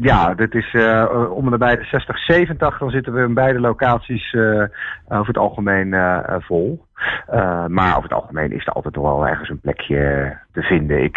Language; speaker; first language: Dutch; native; Dutch